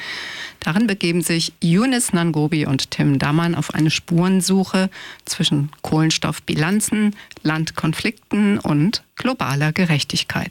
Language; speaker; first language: German; native; German